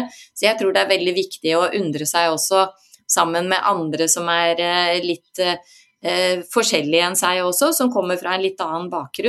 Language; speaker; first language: Norwegian; native; Norwegian